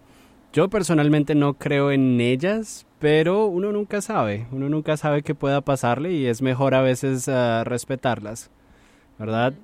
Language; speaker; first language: Spanish; native; Spanish